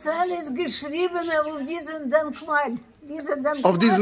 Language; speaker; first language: German; non-native, learner; Russian